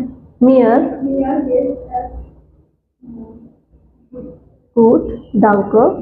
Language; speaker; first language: German; non-native, fluent; Hindi